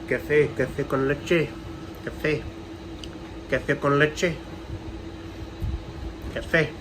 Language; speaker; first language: Spanish; non-native, learner; English